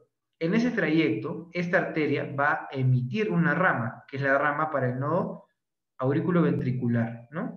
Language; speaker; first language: Spanish; native; Spanish